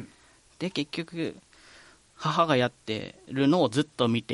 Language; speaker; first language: Japanese; native; Japanese